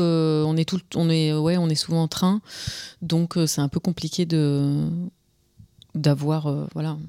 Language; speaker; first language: French; native; French